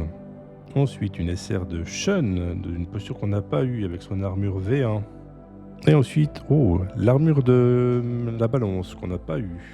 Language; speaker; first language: French; native; French